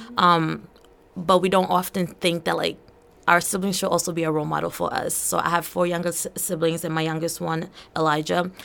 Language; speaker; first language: English; early bilingual, other home language; Portuguese